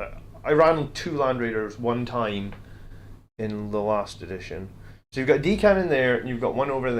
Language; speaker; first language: English; native; English